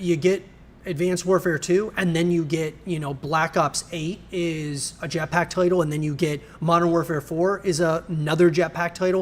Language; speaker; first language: English; native; English